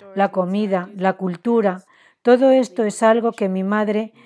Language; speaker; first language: Spanish; non-native, fluent; Chinese